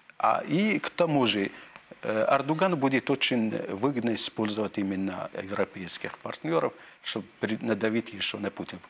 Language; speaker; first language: Russian; non-native, fluent; Arabic